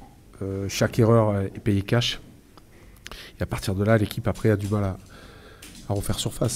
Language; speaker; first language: French; native; French